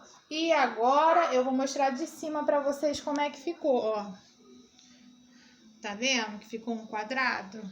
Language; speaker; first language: Portuguese; native; Portuguese